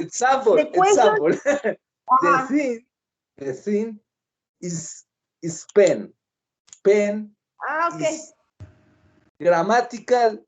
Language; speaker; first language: English; non-native, learner; Spanish